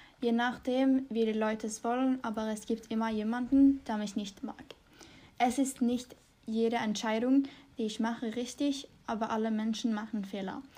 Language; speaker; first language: German; non-native, learner; English